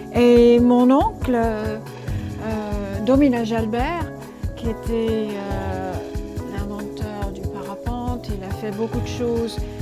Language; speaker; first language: French; non-native, fluent; English